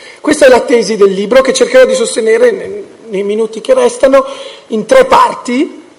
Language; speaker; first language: Italian; early bilingual, heritage; Italian